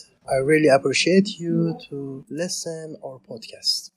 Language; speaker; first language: English; non-native, learner; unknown